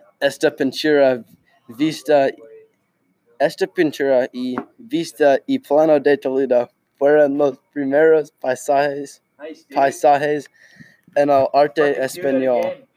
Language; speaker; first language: Spanish; non-native, learner; English